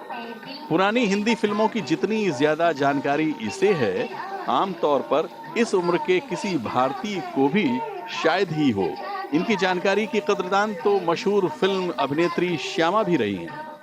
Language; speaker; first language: Hindi; native; Hindi